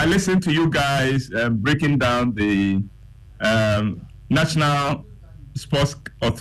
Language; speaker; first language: English; non-native, local second language; Akan